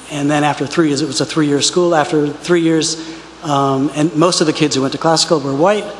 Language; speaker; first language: English; native; English